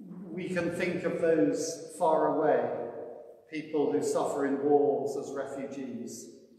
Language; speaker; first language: English; native; English